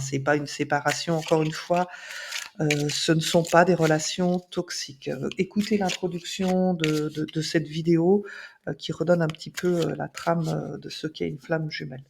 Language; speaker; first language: French; native; French